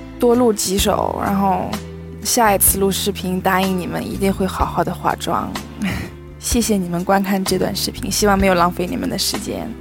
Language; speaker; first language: Chinese; early bilingual, heritage; German